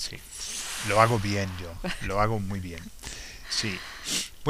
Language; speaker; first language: Spanish; non-native, fluent; English